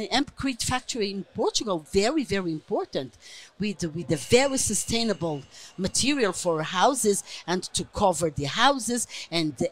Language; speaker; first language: English; non-native, fluent; Portuguese